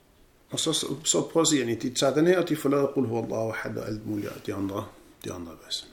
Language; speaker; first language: Danish; non-native, fluent; Arabic